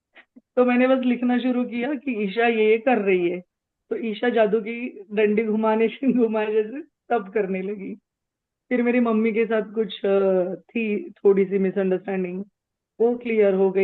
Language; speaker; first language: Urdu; non-native, local second language; Marathi